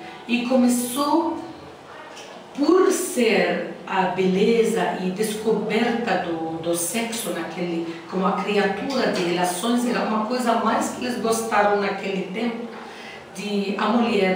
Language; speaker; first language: Portuguese; non-native, learner; Arabic